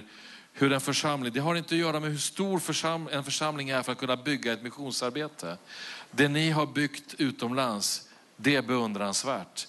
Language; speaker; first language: Swedish; native; Swedish